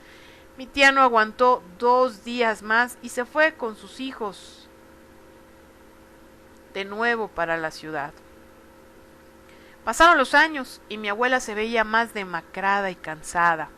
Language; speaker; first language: Spanish; native; Spanish